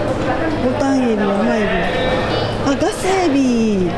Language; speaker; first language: Japanese; native; Japanese